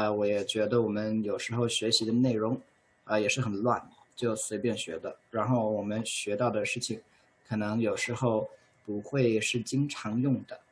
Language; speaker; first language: Chinese; non-native, fluent; English